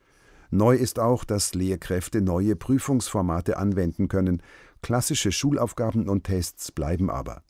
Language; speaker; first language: German; native; German